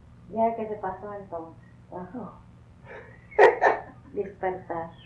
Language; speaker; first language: Spanish; early bilingual, heritage; Spanish